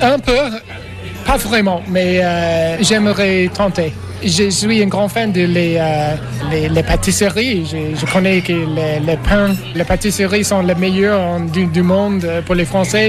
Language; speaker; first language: French; non-native, learner; English